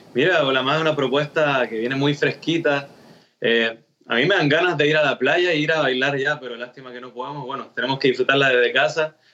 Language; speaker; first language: Spanish; native; Spanish